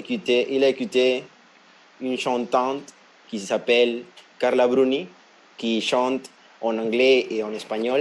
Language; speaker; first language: French; non-native, fluent; Spanish